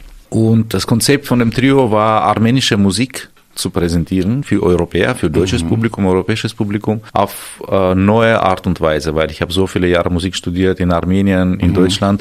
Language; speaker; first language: German; non-native, fluent; Armenian